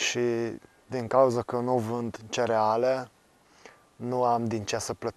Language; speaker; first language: Romanian; non-native, local second language; Hungarian